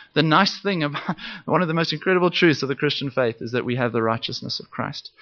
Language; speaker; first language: English; native; English